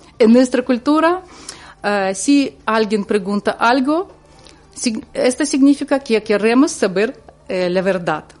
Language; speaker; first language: Spanish; non-native, learner; Ukrainian